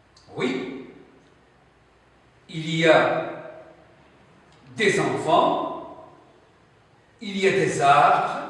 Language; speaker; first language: French; non-native, local second language; Arabic